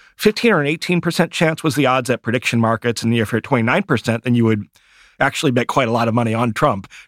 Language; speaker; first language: English; native; English